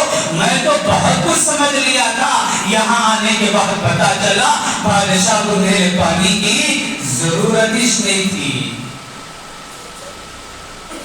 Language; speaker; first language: Urdu; native; Urdu